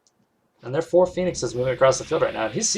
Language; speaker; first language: English; native; English